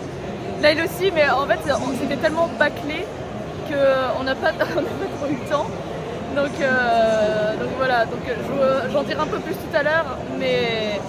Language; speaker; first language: French; native; French